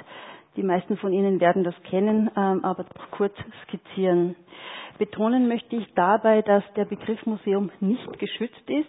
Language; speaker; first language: German; native; German